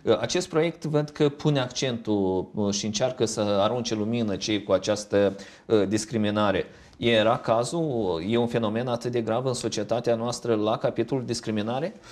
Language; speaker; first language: Romanian; native; Romanian